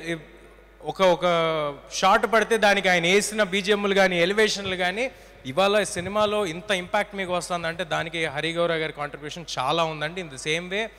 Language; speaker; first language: Telugu; native; Telugu